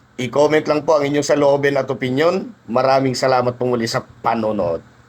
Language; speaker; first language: Filipino; native; Filipino